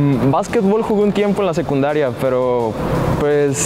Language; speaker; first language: Spanish; native; Spanish